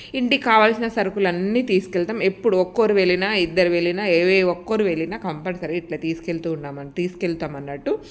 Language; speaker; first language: Telugu; native; Telugu